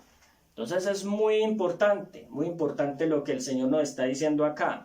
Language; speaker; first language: Spanish; native; Spanish